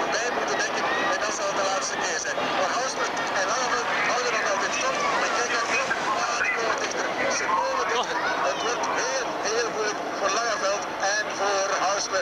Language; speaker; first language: Dutch; native; Dutch